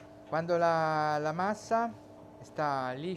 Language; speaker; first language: Spanish; non-native, learner; Italian